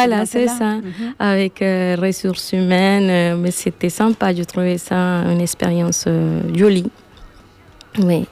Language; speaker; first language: French; non-native, fluent; Spanish